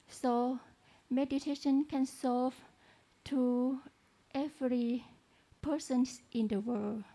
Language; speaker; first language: English; non-native, learner; Thai